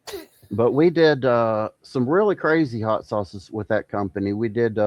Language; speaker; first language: English; native; English